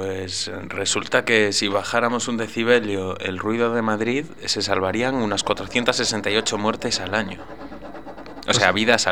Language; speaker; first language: Spanish; native; Spanish